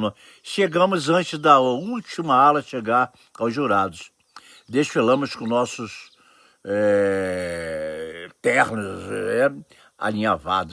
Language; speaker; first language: Portuguese; native; Portuguese